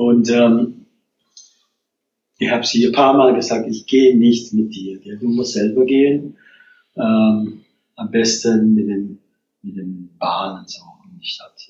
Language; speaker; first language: German; non-native, fluent; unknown